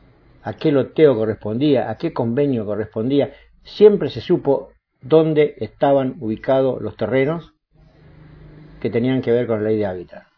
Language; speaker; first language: Spanish; native; Spanish